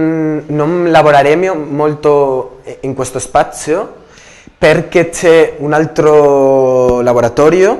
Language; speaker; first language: Italian; non-native, learner; Spanish